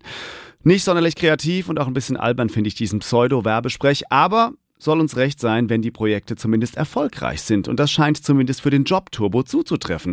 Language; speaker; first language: German; native; German